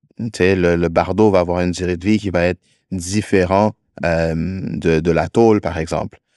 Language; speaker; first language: French; native; French